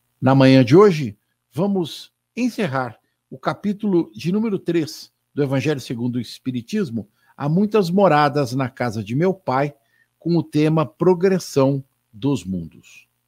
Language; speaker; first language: Portuguese; native; Portuguese